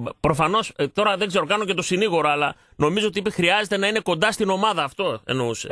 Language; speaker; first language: Greek; native; Greek